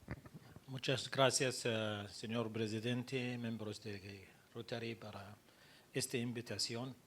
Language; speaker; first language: Spanish; non-native, learner; Arabic